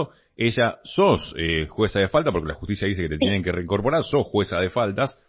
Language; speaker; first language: Spanish; native; Spanish